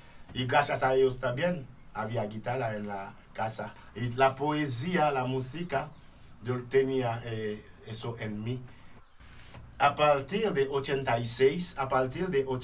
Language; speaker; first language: Spanish; non-native, fluent; Haitian Creole